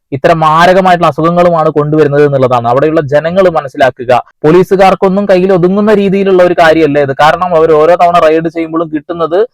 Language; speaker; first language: Malayalam; native; Malayalam